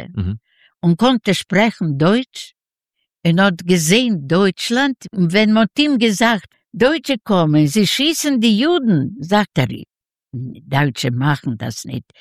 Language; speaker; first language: German; non-native, learner; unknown